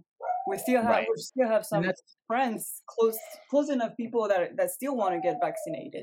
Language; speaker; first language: English; non-native, fluent; French